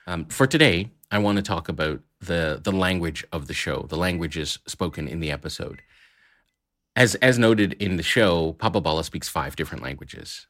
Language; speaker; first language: English; native; English